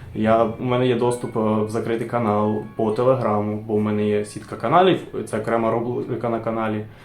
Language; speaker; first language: Ukrainian; non-native, local second language; Russian